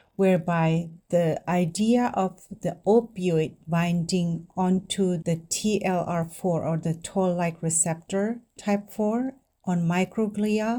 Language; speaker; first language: English; non-native, fluent; Indonesian